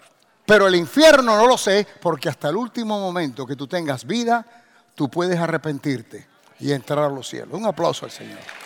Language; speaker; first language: Spanish; native; Spanish